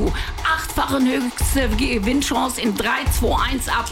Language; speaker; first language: German; native; German